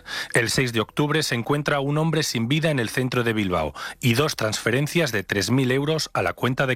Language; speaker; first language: Spanish; native; Spanish